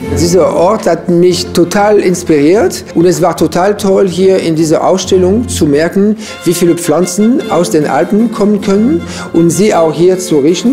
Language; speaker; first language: German; non-native, fluent; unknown